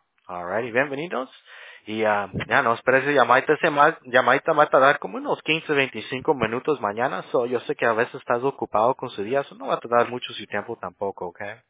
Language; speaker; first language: Spanish; early bilingual, other home language; English